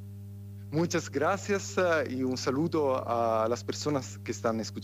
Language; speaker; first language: Spanish; non-native, fluent; Italian